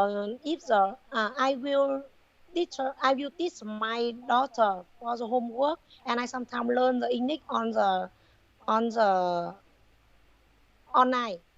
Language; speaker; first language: English; non-native, learner; Vietnamese